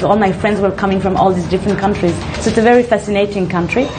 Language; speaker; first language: English; non-native, fluent; French